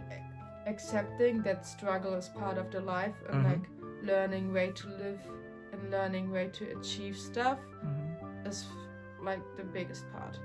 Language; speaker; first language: English; non-native, fluent; German